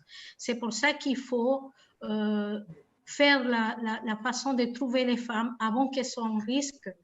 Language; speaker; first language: French; non-native, fluent; Spanish